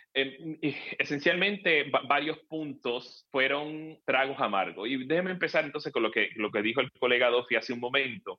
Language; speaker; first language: Spanish; native; Spanish